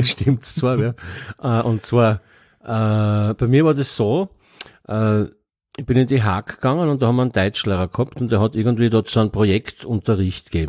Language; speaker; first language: German; native; German